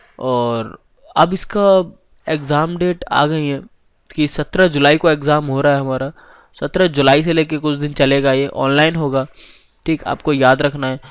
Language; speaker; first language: Hindi; native; Hindi